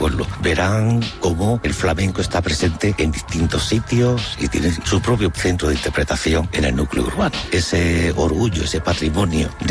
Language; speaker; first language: Spanish; native; Spanish